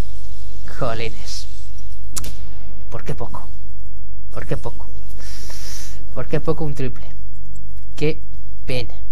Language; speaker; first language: Spanish; native; Spanish